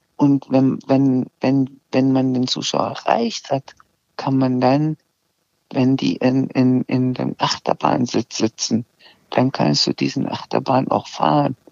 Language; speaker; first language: German; early bilingual, other home language; Azerbaijani